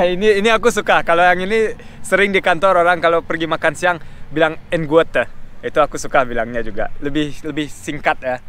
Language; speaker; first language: Indonesian; non-native, fluent; German